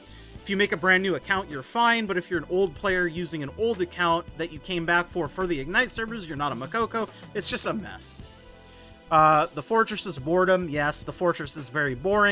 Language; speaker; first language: English; native; English